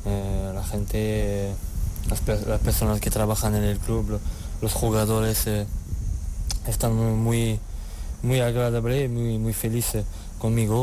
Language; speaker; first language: Spanish; non-native, learner; French